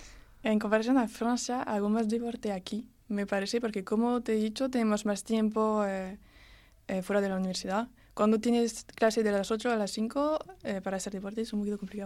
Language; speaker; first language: Spanish; early bilingual, heritage; French